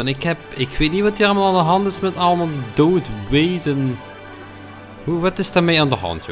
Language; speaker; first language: Dutch; native; Dutch